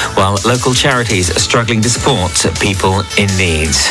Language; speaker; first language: English; native; English